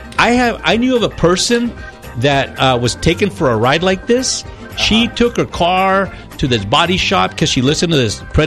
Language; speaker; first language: English; early bilingual, other home language; Spanish